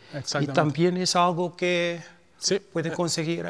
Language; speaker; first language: Spanish; non-native, fluent; Papiamento